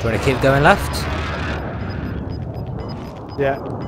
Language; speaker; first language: English; native; English